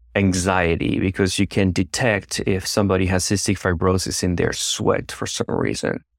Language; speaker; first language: English; non-native, fluent; French